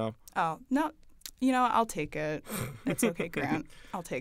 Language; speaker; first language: English; native; English